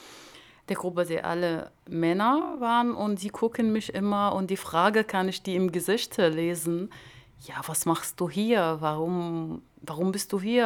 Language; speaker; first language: German; non-native, learner; Arabic